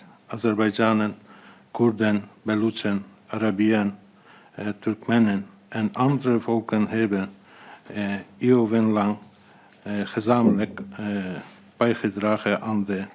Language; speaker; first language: Dutch; non-native, fluent; Azerbaijani